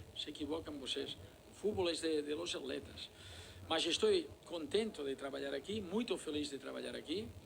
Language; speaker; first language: Portuguese; non-native, learner; Spanish